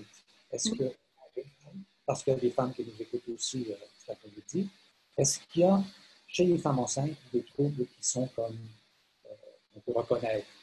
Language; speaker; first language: French; native; French